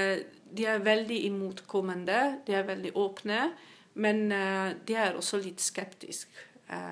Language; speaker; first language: Norwegian; non-native, fluent; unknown